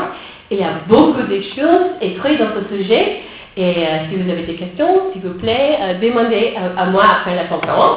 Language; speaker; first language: French; non-native, fluent; English